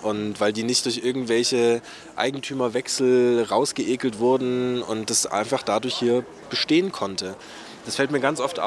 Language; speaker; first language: German; native; German